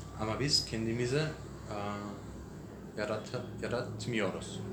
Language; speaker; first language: Turkish; non-native, learner; English